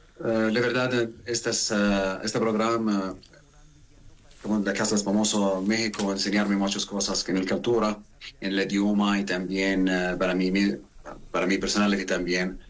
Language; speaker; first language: Spanish; non-native, learner; Arabic